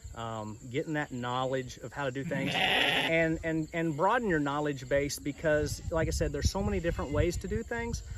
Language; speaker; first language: English; native; English